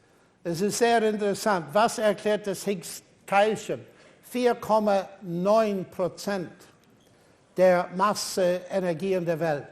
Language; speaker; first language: German; non-native, fluent; English